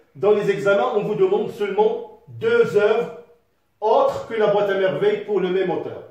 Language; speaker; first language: French; non-native, local second language; Arabic